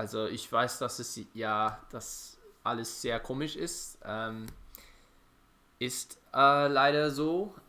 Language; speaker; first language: German; non-native, fluent; English